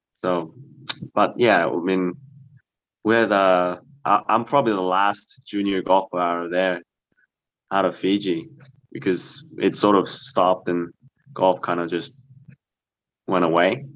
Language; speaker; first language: English; early bilingual, other home language; Korean